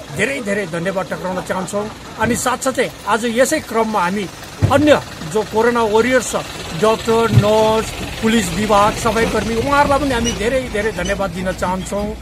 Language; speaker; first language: Nepali; native; Nepali